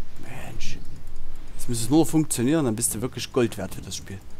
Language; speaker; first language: German; native; German